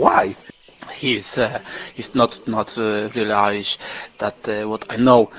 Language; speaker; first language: English; non-native, learner; Polish